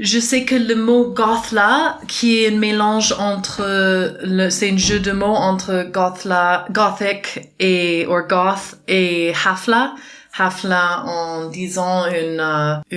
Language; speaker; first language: French; non-native, fluent; English